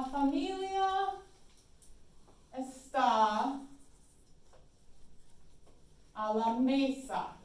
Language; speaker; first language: Spanish; non-native, fluent; English